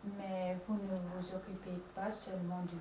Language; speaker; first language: French; non-native, fluent; Dutch